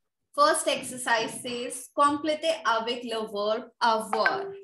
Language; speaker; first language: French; non-native, fluent; Hindi